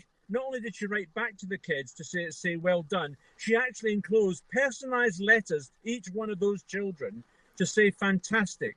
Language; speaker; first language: English; native; English